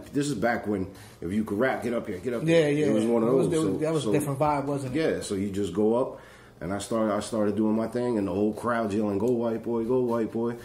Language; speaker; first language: English; native; English